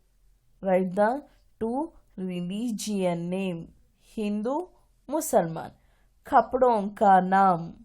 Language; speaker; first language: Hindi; non-native, local second language; Kannada